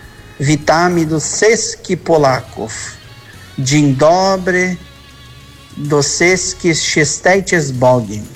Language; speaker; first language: Polish; early bilingual, heritage; Polish